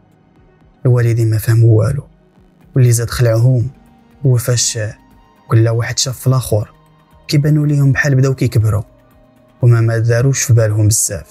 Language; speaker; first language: Arabic; native; Arabic